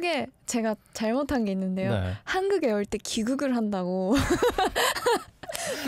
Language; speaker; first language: Korean; non-native, fluent; Japanese